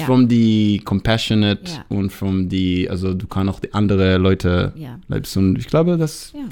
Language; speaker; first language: German; non-native, learner; Hebrew